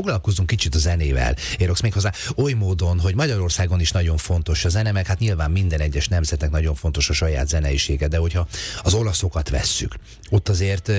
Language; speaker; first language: Hungarian; native; Hungarian